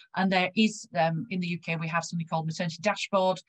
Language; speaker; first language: English; native; English